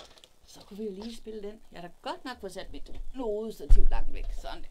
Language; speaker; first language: Danish; native; Danish